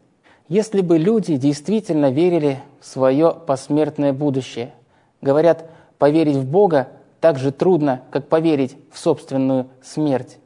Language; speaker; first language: Russian; native; Russian